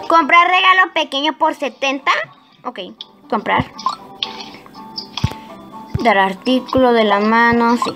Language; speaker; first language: Spanish; native; Spanish